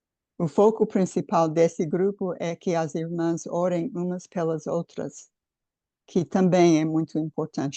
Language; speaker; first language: Portuguese; non-native, fluent; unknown